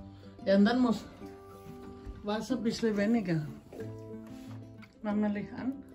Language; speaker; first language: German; non-native, learner; Indonesian